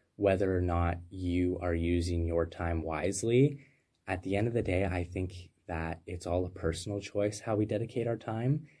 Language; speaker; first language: English; native; English